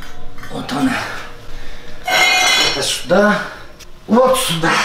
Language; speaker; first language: Russian; non-native, fluent; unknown